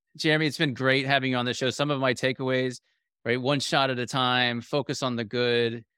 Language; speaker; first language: English; native; English